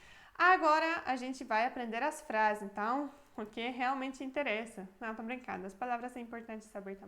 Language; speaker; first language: Portuguese; non-native, fluent; Polish